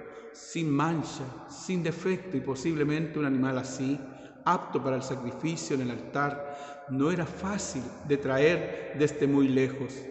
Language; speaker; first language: Spanish; native; Spanish